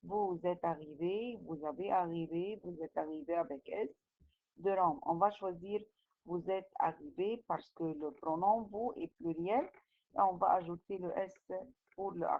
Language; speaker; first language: French; non-native, fluent; Arabic